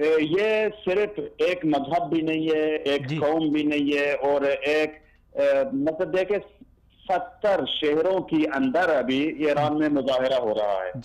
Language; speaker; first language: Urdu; non-native, fluent; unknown